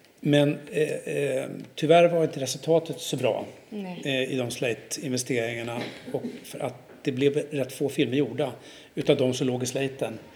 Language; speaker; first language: Swedish; native; Swedish